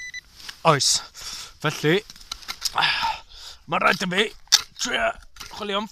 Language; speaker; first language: Welsh; non-native, learner; English